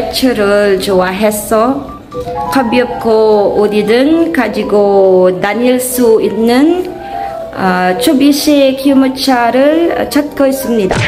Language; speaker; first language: Korean; non-native, learner; Filipino